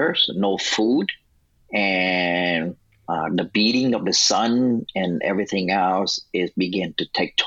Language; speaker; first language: English; non-native, fluent; Vietnamese